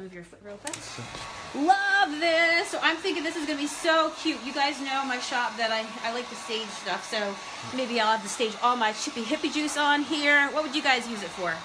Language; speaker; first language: English; native; English